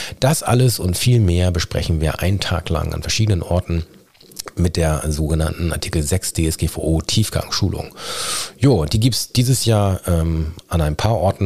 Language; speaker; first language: German; native; German